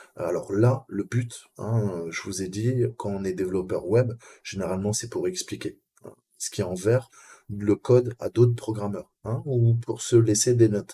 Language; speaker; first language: French; native; French